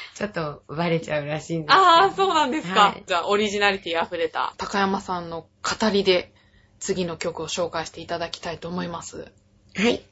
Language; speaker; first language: Japanese; native; Japanese